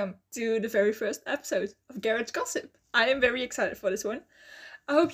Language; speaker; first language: English; non-native, fluent; Dutch